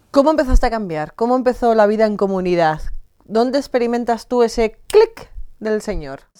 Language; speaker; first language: Spanish; native; Spanish